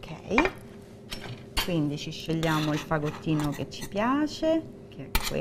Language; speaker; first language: Italian; native; Italian